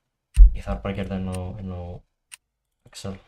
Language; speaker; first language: Icelandic; non-native, learner; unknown